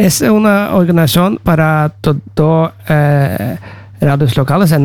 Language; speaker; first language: Spanish; non-native, learner; Norwegian